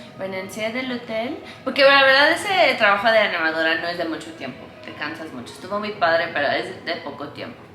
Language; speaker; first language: Spanish; non-native, fluent; English